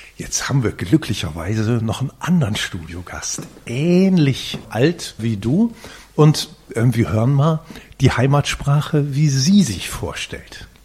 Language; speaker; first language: German; native; German